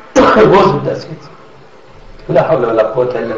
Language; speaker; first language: German; non-native, fluent; Arabic